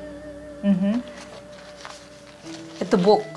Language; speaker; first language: Russian; non-native, learner; Vietnamese